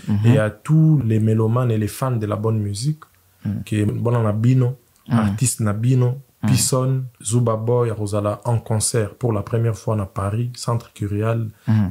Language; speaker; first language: French; non-native, local second language; Swahili